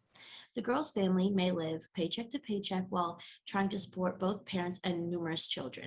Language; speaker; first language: English; native; English